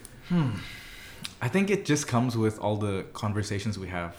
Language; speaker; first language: English; early bilingual, other home language; Indonesian